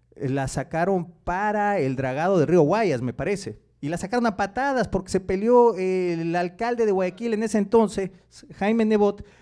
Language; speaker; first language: Spanish; native; Spanish